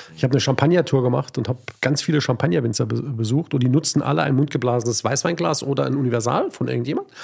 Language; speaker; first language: German; native; German